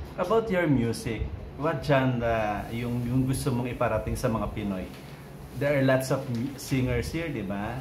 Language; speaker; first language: Filipino; native; Filipino